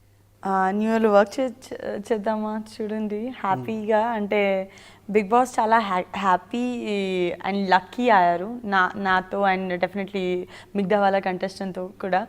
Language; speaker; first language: Telugu; non-native, learner; Gujarati